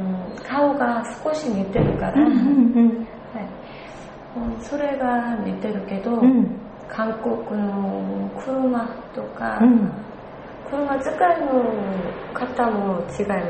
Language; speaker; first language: Japanese; non-native, learner; Korean